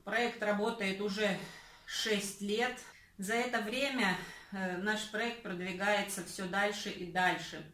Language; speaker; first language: Russian; native; Russian